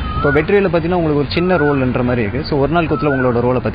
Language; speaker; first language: Tamil; native; Tamil